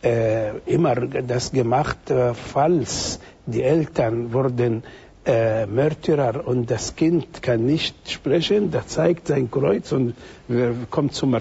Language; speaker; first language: German; non-native, fluent; Arabic